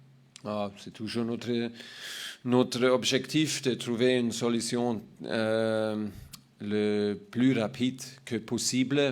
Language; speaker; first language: French; non-native, learner; German